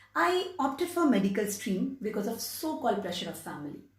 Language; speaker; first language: English; non-native, local second language; Hindi